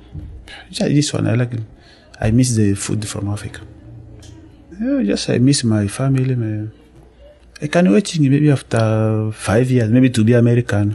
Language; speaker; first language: English; non-native, learner; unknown